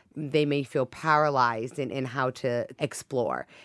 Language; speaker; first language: English; native; English